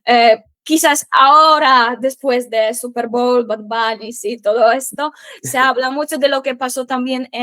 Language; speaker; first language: Spanish; non-native, fluent; Polish